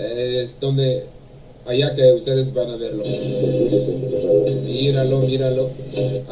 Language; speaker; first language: Spanish; non-native, learner; English